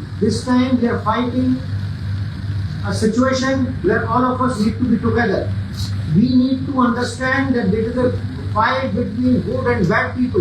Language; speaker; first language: English; non-native, local second language; Bangla